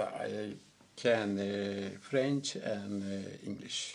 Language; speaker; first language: English; non-native, learner; Turkish